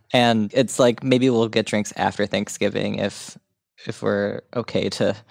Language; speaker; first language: English; native; English